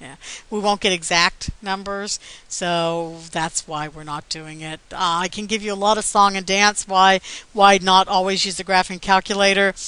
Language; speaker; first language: English; native; English